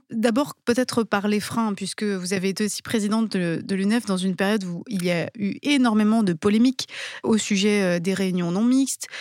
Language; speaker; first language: French; native; French